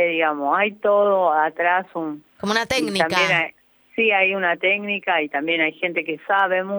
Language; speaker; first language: Spanish; native; Spanish